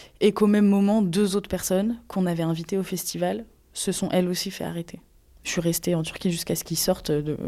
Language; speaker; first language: French; native; French